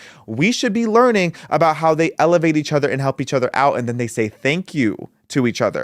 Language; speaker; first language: English; native; English